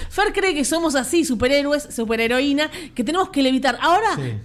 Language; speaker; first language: Spanish; native; Spanish